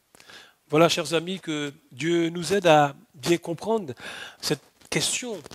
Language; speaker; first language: French; native; French